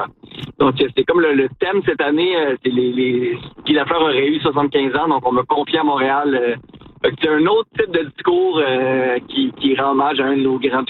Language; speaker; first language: French; native; French